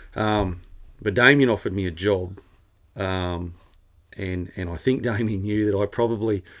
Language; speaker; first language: English; native; English